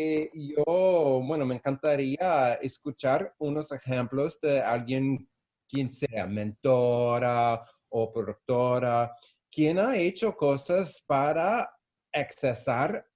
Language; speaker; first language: Spanish; non-native, fluent; English